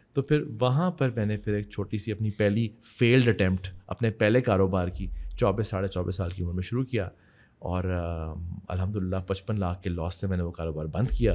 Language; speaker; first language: Urdu; native; Urdu